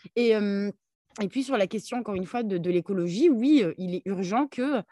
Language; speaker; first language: French; early bilingual, other home language; Arabic